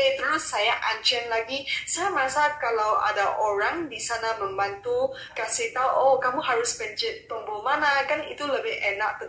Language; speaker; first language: Malay; non-native, local second language; Chinese